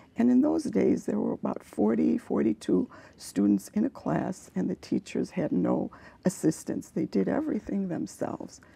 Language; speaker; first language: English; early bilingual, other home language; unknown